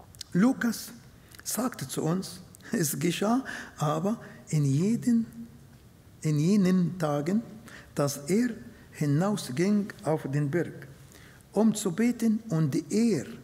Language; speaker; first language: German; non-native, fluent; Arabic